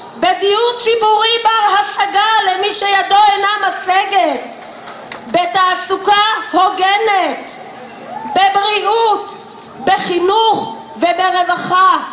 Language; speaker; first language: Hebrew; native; Hebrew